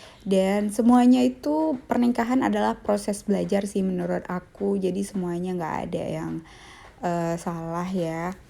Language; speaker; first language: Indonesian; native; Indonesian